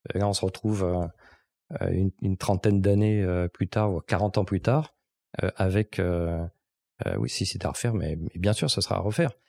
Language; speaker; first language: French; native; French